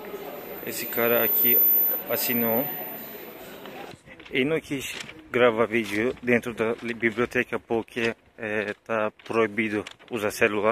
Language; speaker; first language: Portuguese; non-native, learner; Turkish